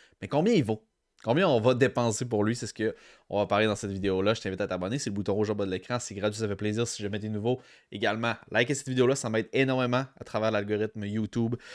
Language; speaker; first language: French; native; French